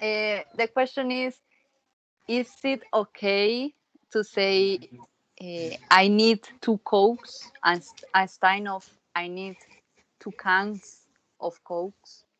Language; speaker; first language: English; non-native, learner; Spanish